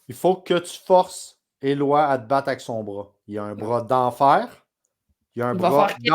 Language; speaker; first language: French; native; French